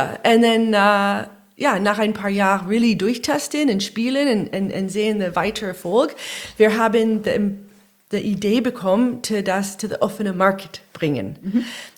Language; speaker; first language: German; non-native, learner; English